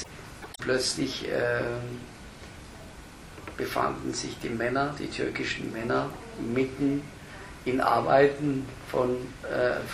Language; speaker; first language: German; early bilingual, other home language; Turkish